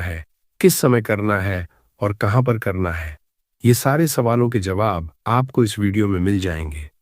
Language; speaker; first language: Hindi; native; Hindi